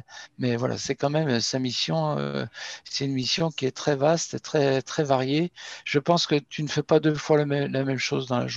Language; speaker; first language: French; native; French